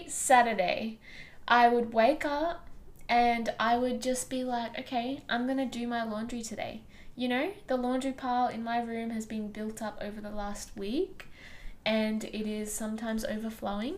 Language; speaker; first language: English; non-native, local second language; Tamil